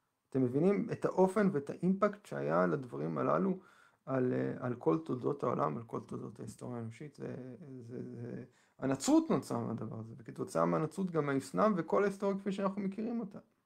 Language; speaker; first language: Hebrew; native; Hebrew